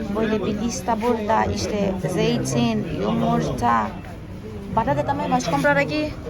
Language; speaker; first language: Turkish; non-native, fluent; Portuguese